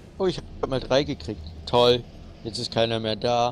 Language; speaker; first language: German; native; German